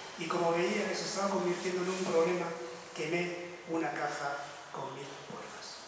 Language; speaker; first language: Spanish; non-native, local second language; Basque